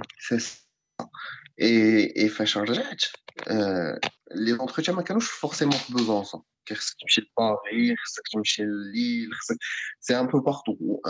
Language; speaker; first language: French; non-native, local second language; Arabic